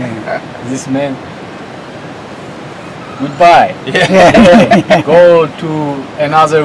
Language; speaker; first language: English; non-native, learner; Tajik